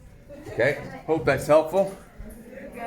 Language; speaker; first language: English; native; English